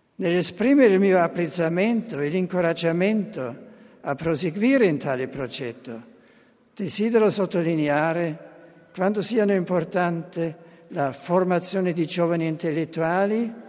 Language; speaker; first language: Italian; non-native, fluent; German